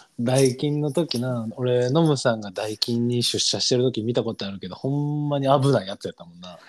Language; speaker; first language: Japanese; native; Japanese